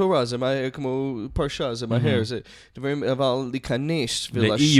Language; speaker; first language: Hebrew; non-native, fluent; English